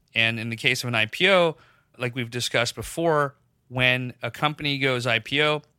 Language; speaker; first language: English; non-native, local second language; Urdu